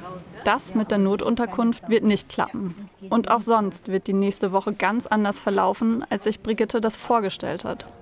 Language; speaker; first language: German; native; German